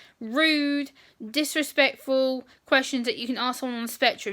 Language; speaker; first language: English; native; English